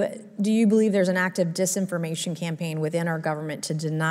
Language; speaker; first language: English; native; English